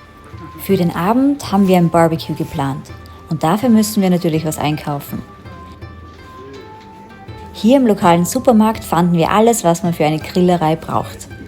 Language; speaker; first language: German; native; German